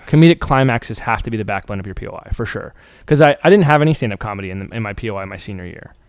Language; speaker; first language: English; early bilingual, other home language; Persian